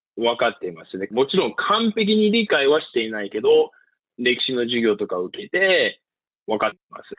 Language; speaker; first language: Japanese; early bilingual, heritage; Japanese